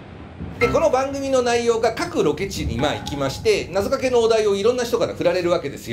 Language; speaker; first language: Japanese; native; Japanese